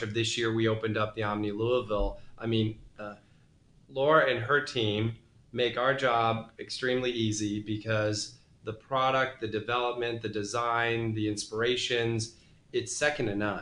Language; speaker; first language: English; native; English